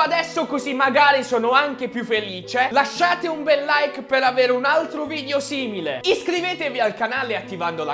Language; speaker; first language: Italian; native; Italian